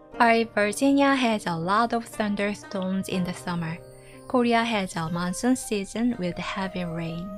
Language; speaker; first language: English; non-native, fluent; Korean